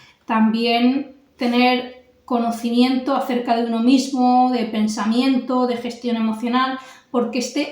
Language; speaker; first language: Spanish; native; Spanish